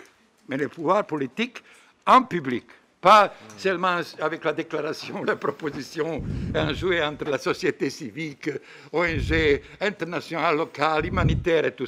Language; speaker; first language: French; non-native, fluent; Bosnian